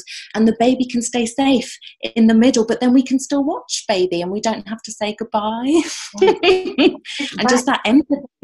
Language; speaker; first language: English; native; English